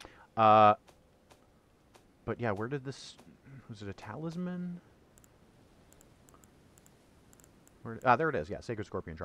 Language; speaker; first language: English; native; English